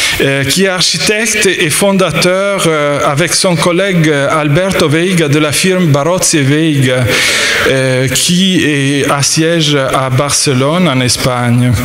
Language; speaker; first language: French; native; French